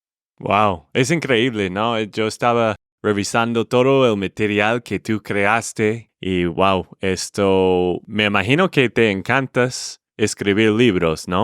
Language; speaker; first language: Spanish; non-native, fluent; English